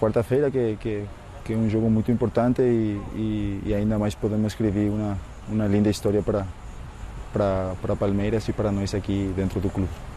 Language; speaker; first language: Portuguese; non-native, fluent; Spanish